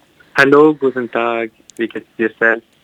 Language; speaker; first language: German; non-native, learner; Arabic